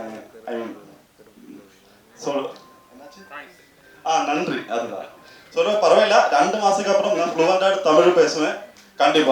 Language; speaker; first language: Tamil; non-native, learner; Malayalam